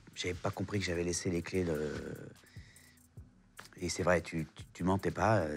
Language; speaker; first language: French; native; French